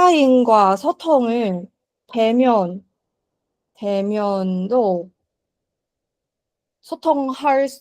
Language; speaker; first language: Korean; non-native, learner; Chinese